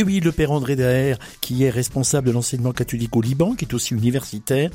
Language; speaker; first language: French; native; French